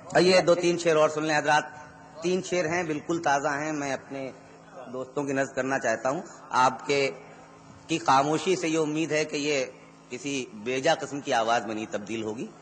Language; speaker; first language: Urdu; native; Urdu